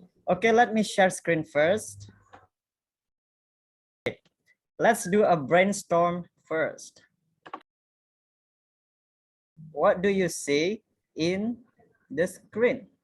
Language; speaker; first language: English; non-native, fluent; Indonesian